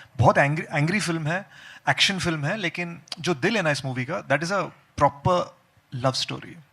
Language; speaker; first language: Hindi; non-native, learner; Telugu